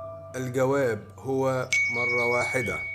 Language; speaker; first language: Arabic; native; Arabic